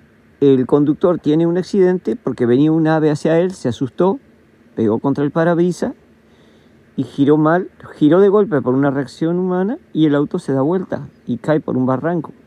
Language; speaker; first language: Spanish; native; Spanish